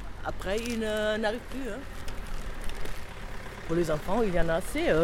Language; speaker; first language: French; non-native, fluent; German